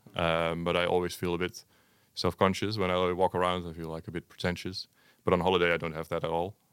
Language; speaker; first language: English; non-native, fluent; Dutch